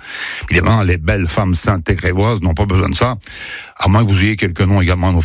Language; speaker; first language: French; native; French